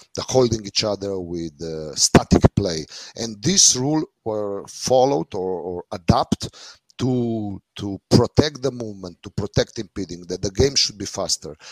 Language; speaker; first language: English; non-native, fluent; Slovenian